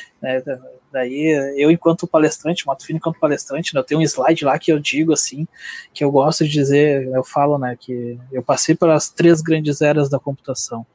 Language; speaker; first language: Portuguese; native; Portuguese